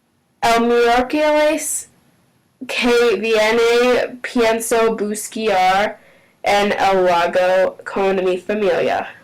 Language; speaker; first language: Spanish; non-native, learner; English